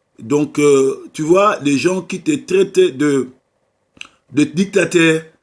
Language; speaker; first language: French; non-native, local second language; Lingala